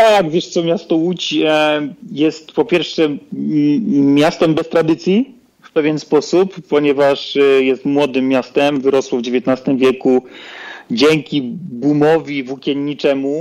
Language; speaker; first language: Polish; native; Polish